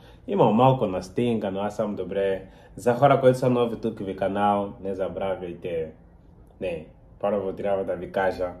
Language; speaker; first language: Bulgarian; non-native, learner; Portuguese